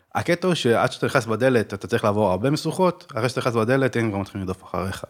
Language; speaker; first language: Hebrew; native; Hebrew